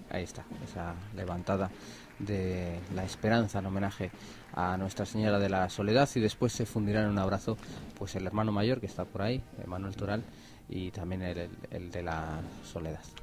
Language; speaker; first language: Spanish; native; Spanish